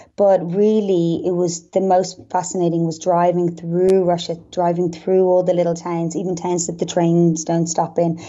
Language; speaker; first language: English; native; English